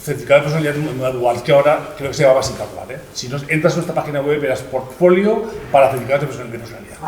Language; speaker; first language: Spanish; native; Spanish